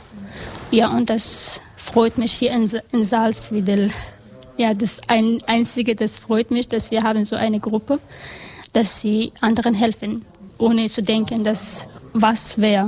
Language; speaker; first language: German; non-native, learner; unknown